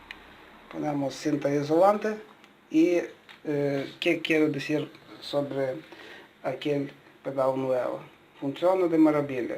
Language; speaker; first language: Spanish; non-native, learner; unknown